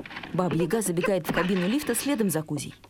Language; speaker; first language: Russian; native; Russian